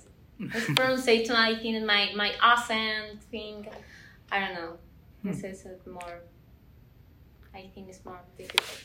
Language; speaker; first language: English; non-native, learner; Spanish